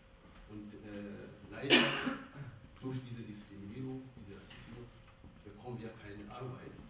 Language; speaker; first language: German; non-native, fluent; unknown